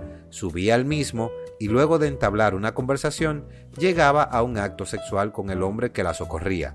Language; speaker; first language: Spanish; native; Spanish